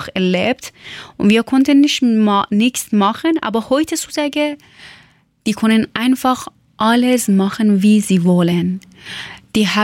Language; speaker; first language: German; non-native, learner; Persian